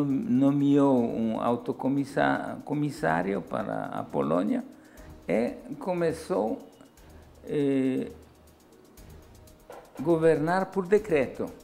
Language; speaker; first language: Portuguese; non-native, fluent; Polish